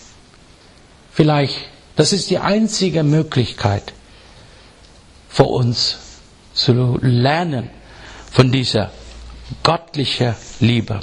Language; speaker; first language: German; non-native, fluent; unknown